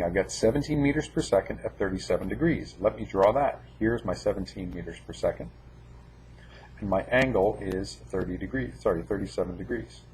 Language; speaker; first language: English; native; English